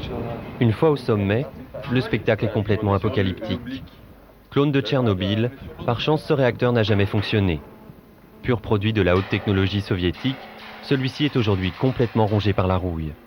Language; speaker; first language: French; native; French